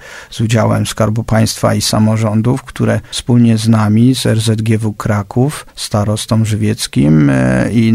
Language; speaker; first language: Polish; native; Polish